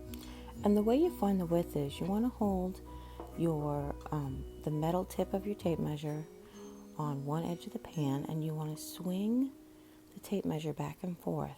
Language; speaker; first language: English; native; English